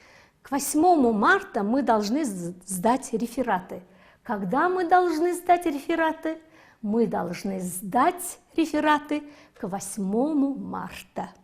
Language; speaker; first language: Russian; non-native, fluent; Mongolian